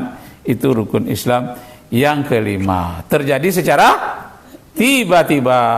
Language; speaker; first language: Indonesian; native; Indonesian